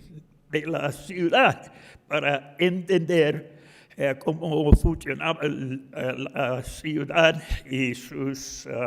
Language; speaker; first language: Spanish; non-native, fluent; English